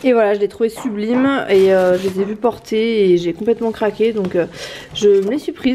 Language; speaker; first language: French; native; French